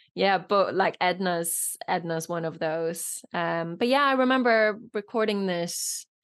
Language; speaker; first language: English; non-native, fluent; Norwegian